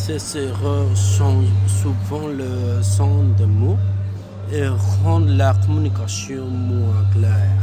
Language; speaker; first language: French; non-native, learner; Spanish